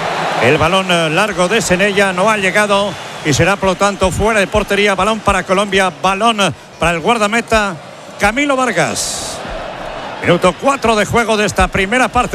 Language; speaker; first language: Spanish; native; Spanish